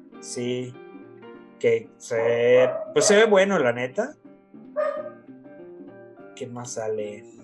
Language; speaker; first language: Spanish; native; Spanish